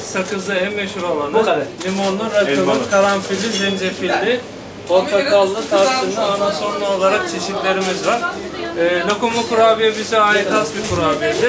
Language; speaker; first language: Turkish; native; Turkish